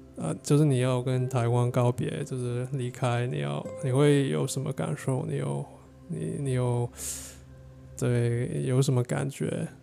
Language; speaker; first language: Chinese; non-native, learner; English